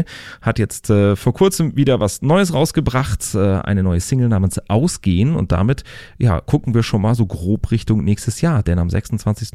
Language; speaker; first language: German; native; German